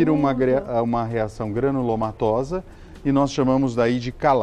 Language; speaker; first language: Portuguese; native; Portuguese